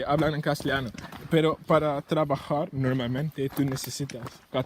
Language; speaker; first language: Spanish; non-native, learner; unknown